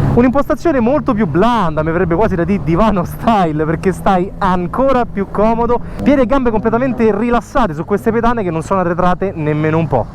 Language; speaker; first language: Italian; native; Italian